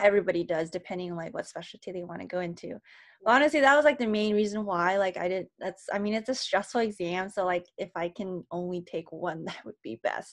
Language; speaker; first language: English; native; English